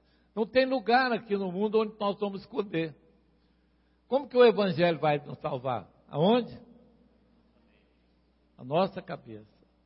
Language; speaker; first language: Portuguese; native; Portuguese